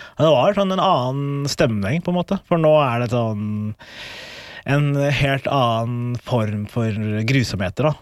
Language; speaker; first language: Norwegian; early bilingual, other home language; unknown